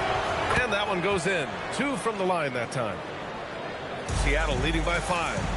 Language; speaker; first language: English; native; English